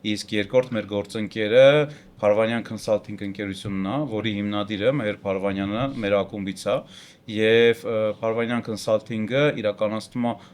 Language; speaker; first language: Armenian; native; Armenian